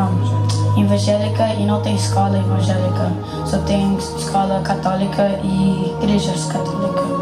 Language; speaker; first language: Portuguese; non-native, fluent; English